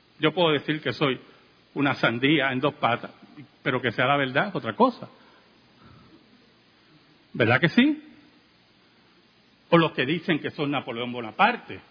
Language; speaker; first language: Spanish; native; Spanish